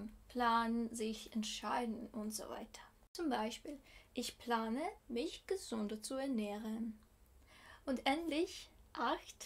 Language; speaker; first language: German; non-native, fluent; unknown